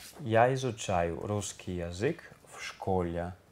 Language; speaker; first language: Russian; non-native, learner; Italian